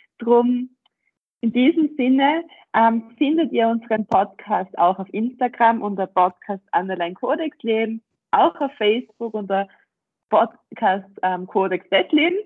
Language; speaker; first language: German; native; German